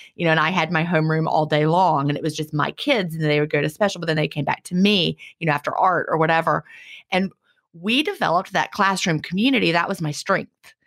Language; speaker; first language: English; native; English